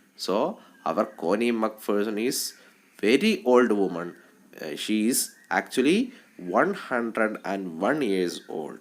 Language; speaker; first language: English; non-native, local second language; Malayalam